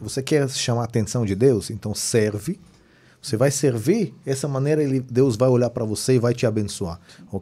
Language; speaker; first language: Portuguese; non-native, fluent; Hebrew